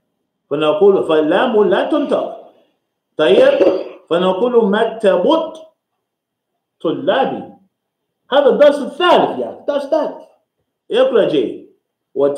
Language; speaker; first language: Arabic; non-native, fluent; English